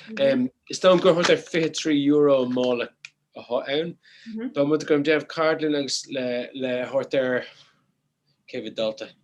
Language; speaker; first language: Irish; native; Irish